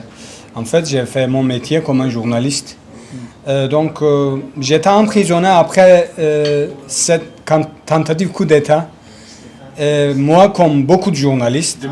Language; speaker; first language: French; non-native, learner; Kurdish